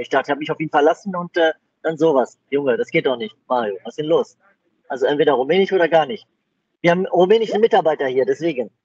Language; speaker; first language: German; native; German